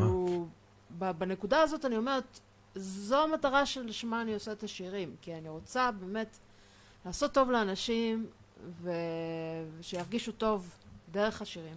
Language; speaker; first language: Hebrew; native; Hebrew